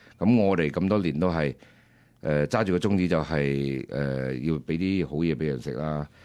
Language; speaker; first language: Cantonese; early bilingual, heritage; Cantonese